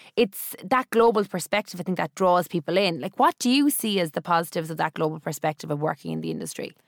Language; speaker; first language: English; native; English